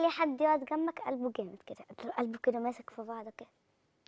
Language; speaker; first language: Arabic; native; Arabic